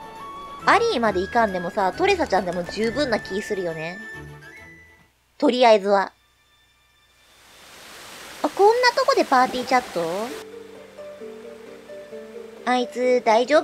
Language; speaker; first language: Japanese; native; Japanese